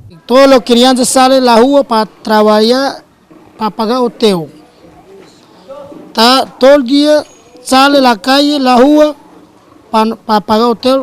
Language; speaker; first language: Portuguese; non-native, learner; Spanish